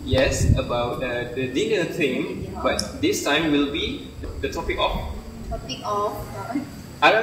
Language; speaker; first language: English; non-native, learner; Malay